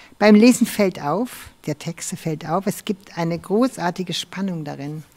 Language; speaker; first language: German; native; German